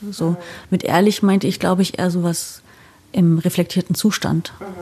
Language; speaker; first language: German; native; German